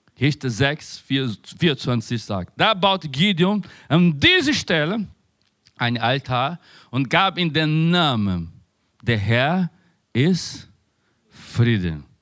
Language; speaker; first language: German; non-native, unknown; Spanish